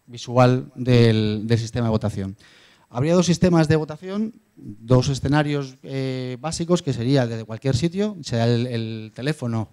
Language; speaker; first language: Spanish; native; Spanish